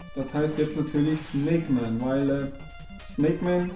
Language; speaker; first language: German; native; German